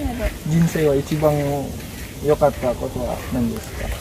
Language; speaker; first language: Japanese; non-native, learner; Indonesian